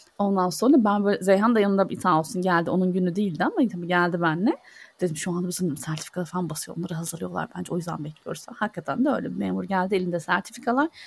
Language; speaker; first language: Turkish; native; Turkish